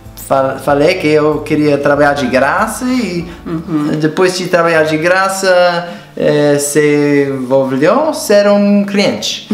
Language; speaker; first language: Portuguese; non-native, fluent; English